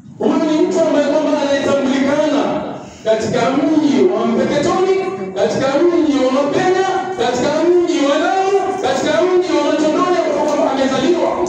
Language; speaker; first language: Swahili; native; Swahili